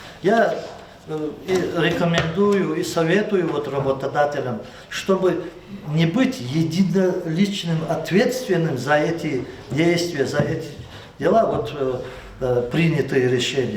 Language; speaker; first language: Russian; non-native, local second language; Lezghian